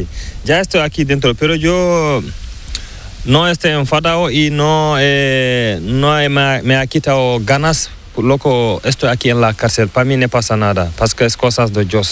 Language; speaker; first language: Spanish; non-native, learner; Fula